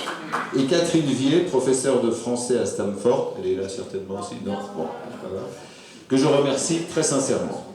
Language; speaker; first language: French; native; French